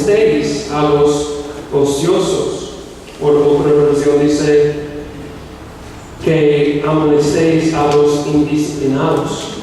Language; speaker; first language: Spanish; non-native, fluent; English